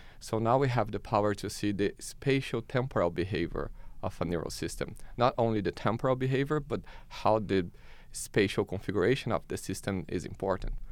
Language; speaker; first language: English; non-native, fluent; Portuguese